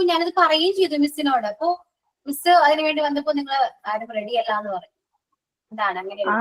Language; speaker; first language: Malayalam; native; Malayalam